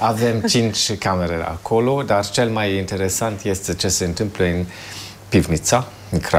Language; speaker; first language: Romanian; non-native, fluent; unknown